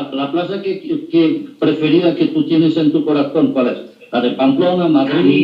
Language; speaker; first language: Spanish; non-native, fluent; French